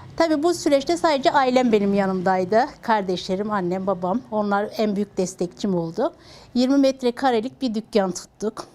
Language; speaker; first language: Turkish; native; Turkish